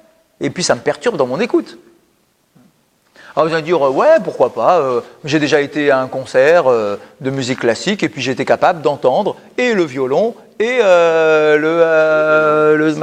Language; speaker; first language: French; native; French